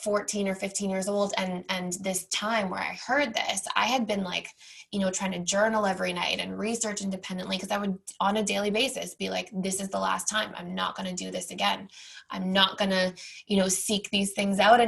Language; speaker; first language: English; native; English